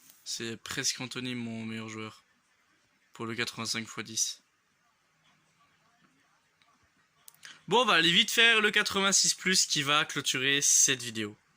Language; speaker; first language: French; native; French